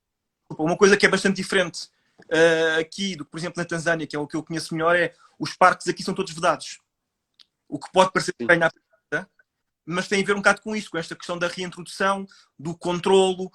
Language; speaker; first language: Portuguese; native; Portuguese